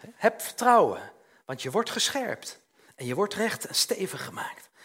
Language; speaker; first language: Dutch; native; Dutch